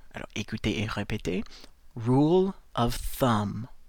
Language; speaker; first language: French; non-native, fluent; English